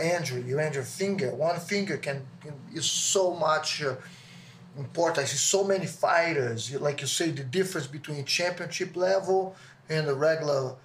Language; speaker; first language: English; non-native, learner; Portuguese